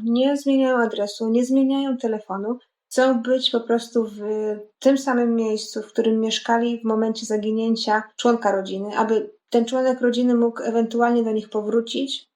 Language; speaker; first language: Polish; native; Polish